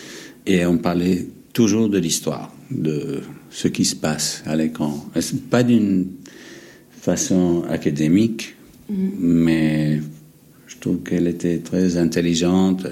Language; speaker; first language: French; non-native, fluent; English